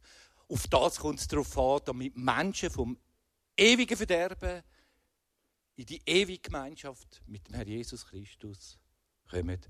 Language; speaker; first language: German; native; German